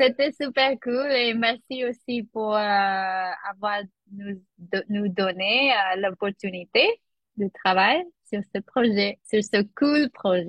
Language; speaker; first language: French; non-native, learner; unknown